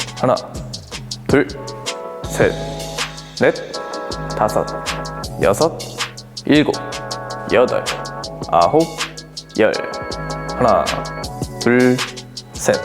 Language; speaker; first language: Korean; native; Korean